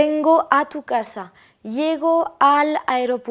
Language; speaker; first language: Spanish; non-native, fluent; French